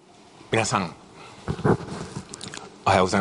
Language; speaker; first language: Japanese; non-native, fluent; English